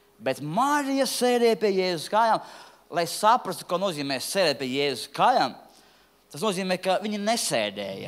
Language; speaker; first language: Latvian; native; Latvian